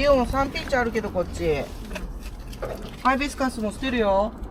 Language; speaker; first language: Japanese; native; Japanese